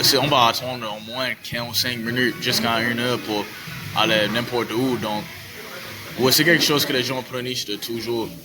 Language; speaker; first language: French; non-native, learner; English